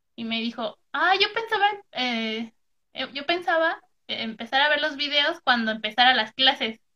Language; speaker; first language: Spanish; native; Spanish